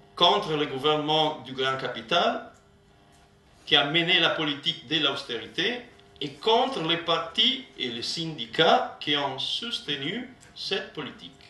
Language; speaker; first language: French; non-native, learner; Italian